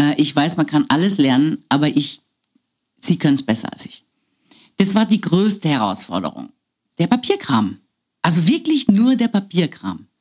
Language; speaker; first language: German; non-native, fluent; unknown